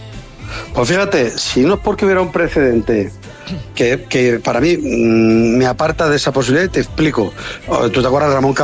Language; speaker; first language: Spanish; native; Spanish